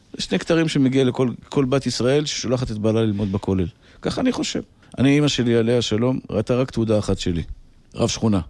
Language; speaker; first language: Hebrew; native; Hebrew